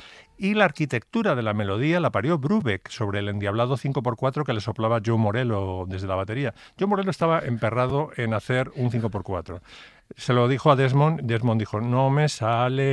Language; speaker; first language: Spanish; native; Spanish